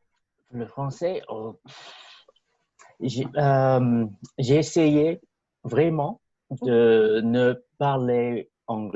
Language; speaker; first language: French; non-native, fluent; English